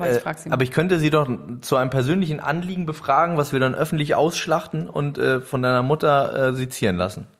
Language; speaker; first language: German; native; German